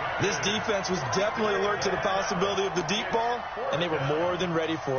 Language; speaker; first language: English; native; English